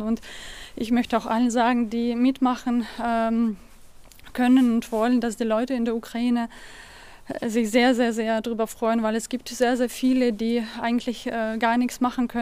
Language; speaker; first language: German; non-native, fluent; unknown